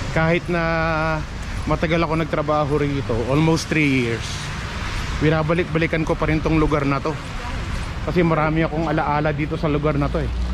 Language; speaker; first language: Filipino; native; Filipino